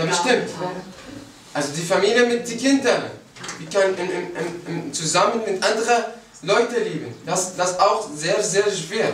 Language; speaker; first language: German; non-native, learner; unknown